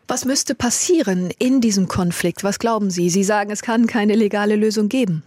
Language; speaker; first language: German; native; German